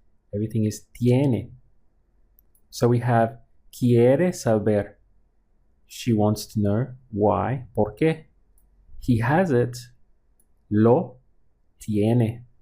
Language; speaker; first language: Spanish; non-native, fluent; English